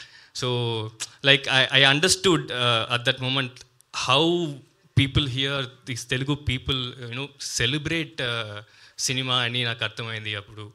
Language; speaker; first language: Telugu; non-native, learner; Tamil